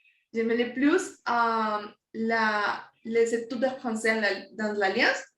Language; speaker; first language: French; non-native, fluent; Spanish